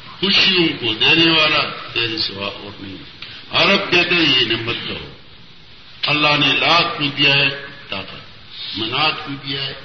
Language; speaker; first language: Urdu; non-native, local second language; Pashto